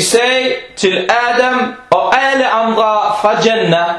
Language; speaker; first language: Danish; non-native, fluent; Arabic